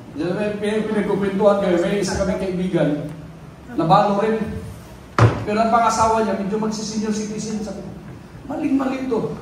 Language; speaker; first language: Filipino; non-native, local second language; Cebuano